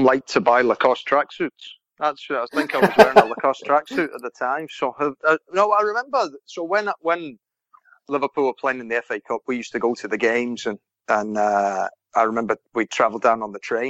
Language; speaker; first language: English; native; English